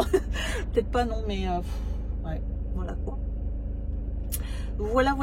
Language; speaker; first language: French; native; French